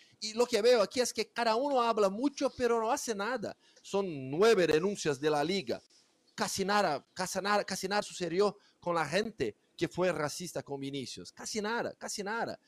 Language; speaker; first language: Spanish; non-native, fluent; Portuguese